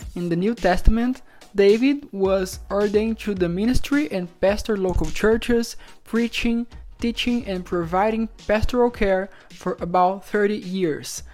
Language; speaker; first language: English; non-native, fluent; Portuguese